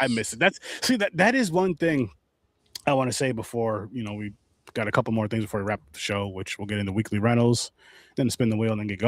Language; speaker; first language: English; native; English